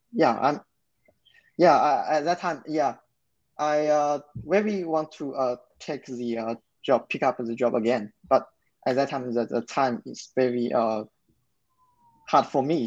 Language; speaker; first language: English; non-native, learner; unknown